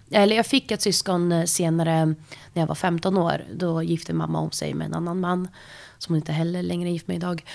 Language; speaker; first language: Swedish; early bilingual, other home language; Russian